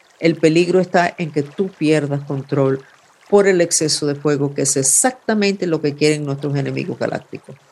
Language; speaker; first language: Spanish; non-native, fluent; English